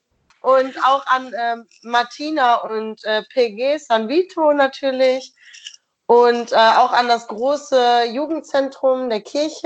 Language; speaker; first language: German; native; German